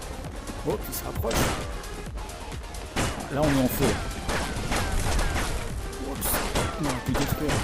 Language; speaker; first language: French; native; French